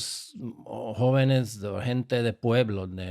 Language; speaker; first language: Spanish; non-native, fluent; Slovak